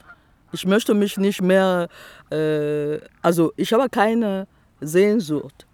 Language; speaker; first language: German; non-native, fluent; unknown